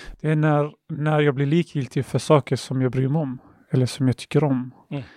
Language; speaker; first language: Swedish; early bilingual, other home language; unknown